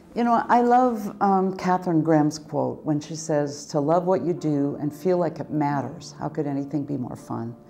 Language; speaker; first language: English; native; English